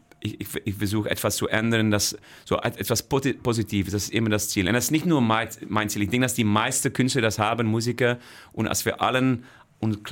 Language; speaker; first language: German; non-native, fluent; Dutch